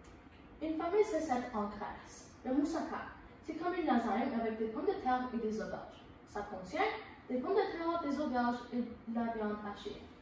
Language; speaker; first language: French; non-native, learner; English